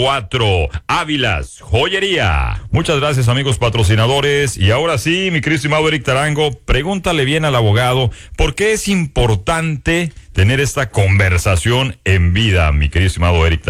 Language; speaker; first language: Spanish; native; Spanish